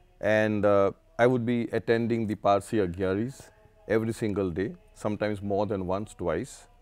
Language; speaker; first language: English; non-native, local second language; Gujarati